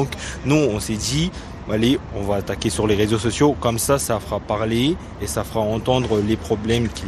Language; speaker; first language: French; non-native, fluent; Tibetan